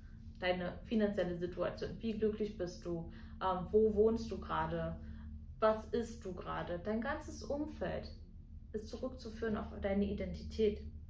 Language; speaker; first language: German; native; German